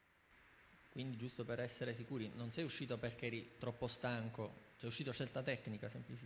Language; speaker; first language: Italian; native; Italian